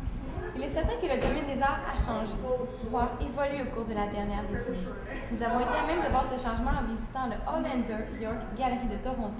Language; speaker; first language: French; native; French